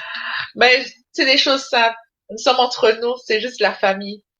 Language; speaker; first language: French; native; French